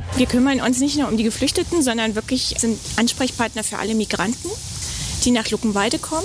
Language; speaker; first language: German; native; German